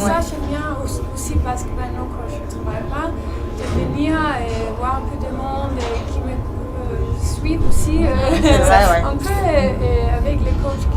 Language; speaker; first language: French; non-native, learner; Danish